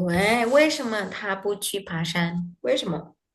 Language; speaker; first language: Chinese; non-native, fluent; Indonesian